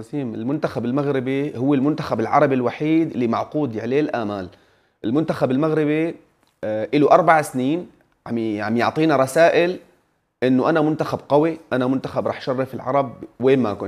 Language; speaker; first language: Arabic; native; Arabic